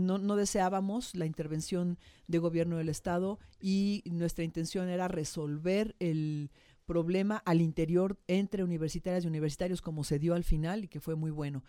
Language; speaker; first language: Spanish; native; Spanish